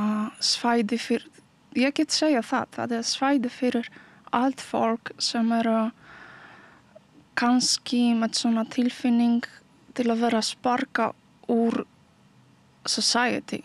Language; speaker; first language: Icelandic; non-native, learner; Polish